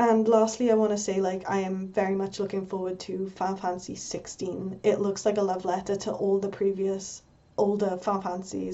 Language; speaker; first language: English; native; English